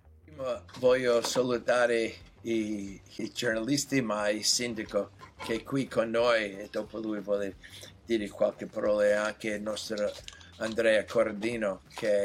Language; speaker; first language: Italian; non-native, learner; English